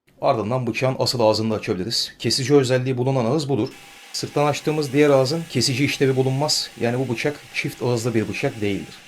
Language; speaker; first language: Turkish; native; Turkish